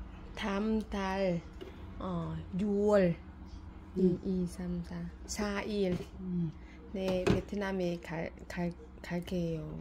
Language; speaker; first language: Korean; non-native, learner; Vietnamese